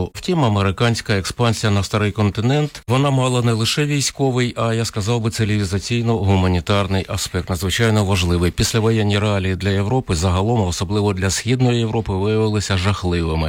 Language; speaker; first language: Ukrainian; native; Ukrainian